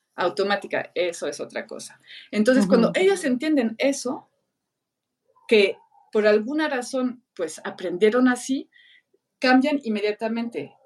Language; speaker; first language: Spanish; non-native, fluent; French